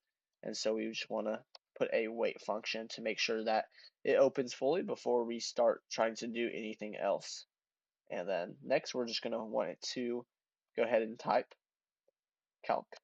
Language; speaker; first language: English; native; English